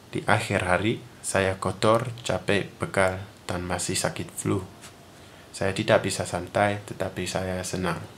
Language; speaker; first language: Indonesian; non-native, learner; English